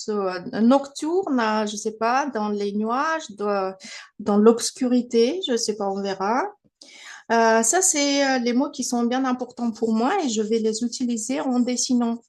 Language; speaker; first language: French; non-native, fluent; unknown